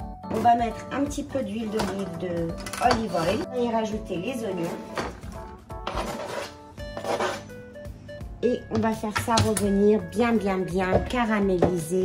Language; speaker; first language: French; native; French